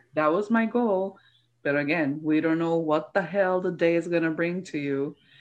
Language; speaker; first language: English; early bilingual, other home language; Spanish